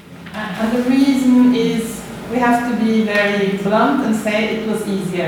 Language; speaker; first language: English; non-native, fluent; Norwegian